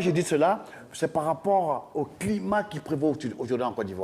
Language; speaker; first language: French; non-native, local second language; Dyula